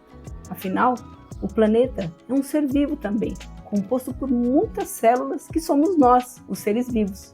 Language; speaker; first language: Portuguese; native; Portuguese